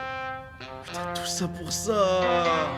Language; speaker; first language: French; native; French